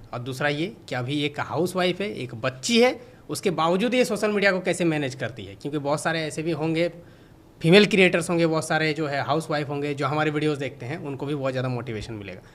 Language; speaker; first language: Hindi; native; Hindi